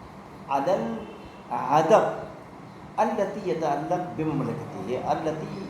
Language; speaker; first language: Arabic; non-native, fluent; Urdu